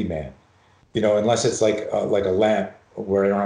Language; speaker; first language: English; native; English